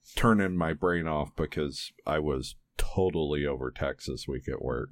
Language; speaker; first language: English; native; English